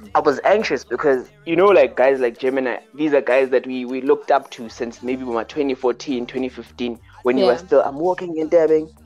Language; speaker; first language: English; early bilingual, other home language; Xhosa